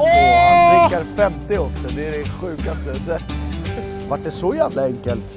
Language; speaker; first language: Swedish; native; Swedish